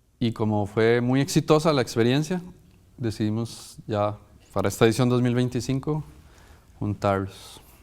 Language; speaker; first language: Spanish; native; Spanish